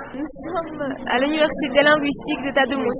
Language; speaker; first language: French; non-native, fluent; Russian